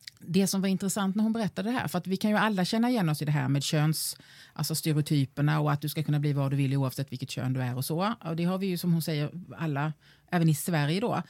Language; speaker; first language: Swedish; native; Swedish